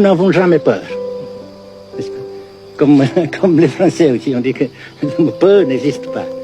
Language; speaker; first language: French; non-native, local second language; Vietnamese